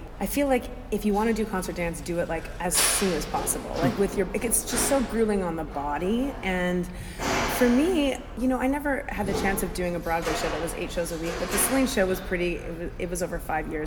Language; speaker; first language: English; native; English